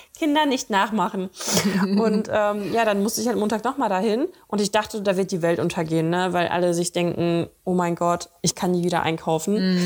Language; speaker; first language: German; early bilingual, other home language; Russian